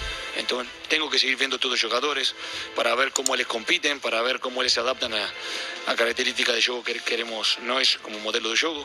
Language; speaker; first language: Portuguese; non-native, fluent; Spanish